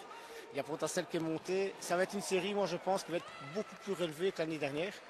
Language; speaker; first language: French; native; French